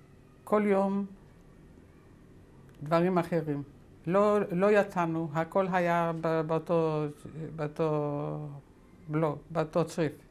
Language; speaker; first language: Hebrew; non-native, fluent; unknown